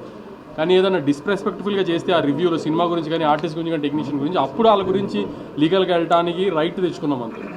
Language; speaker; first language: Telugu; native; Telugu